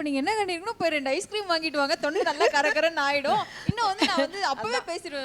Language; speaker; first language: Tamil; native; Tamil